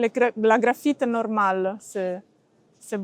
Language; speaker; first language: French; non-native, learner; Italian